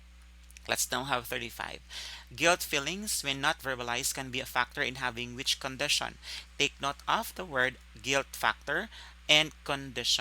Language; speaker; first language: English; non-native, local second language; Filipino